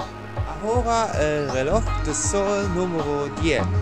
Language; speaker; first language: Spanish; non-native, learner; German